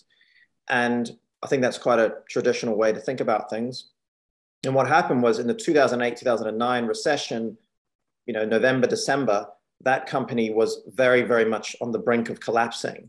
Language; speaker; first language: English; native; English